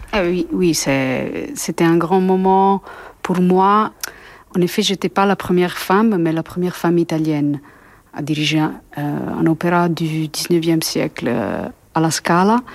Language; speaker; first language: French; non-native, fluent; Italian